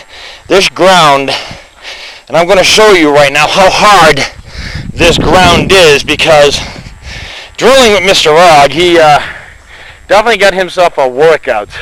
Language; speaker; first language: English; native; English